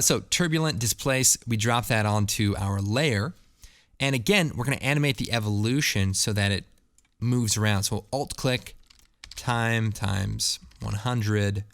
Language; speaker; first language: English; native; English